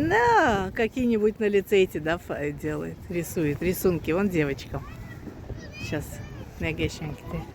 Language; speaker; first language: Russian; non-native, fluent; Azerbaijani